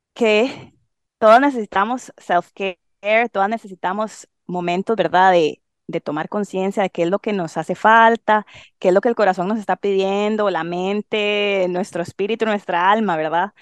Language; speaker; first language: Spanish; native; Spanish